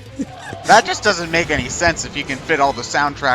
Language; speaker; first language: English; native; English